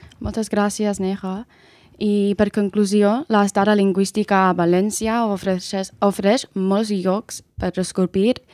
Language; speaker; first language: Catalan; non-native, learner; English